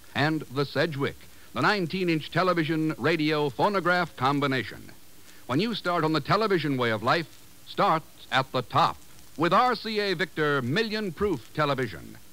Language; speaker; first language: English; native; English